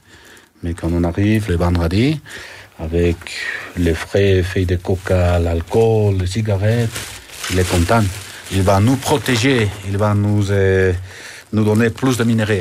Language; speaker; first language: French; non-native, fluent; Quechua